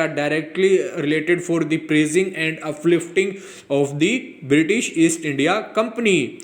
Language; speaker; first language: English; non-native, local second language; Hindi